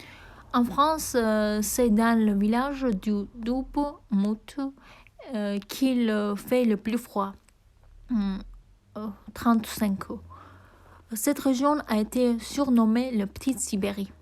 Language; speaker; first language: French; non-native, learner; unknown